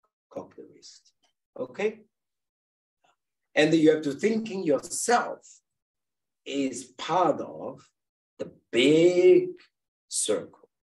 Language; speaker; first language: English; non-native, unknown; Chinese